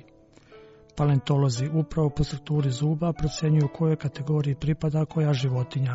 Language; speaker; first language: Croatian; native; Croatian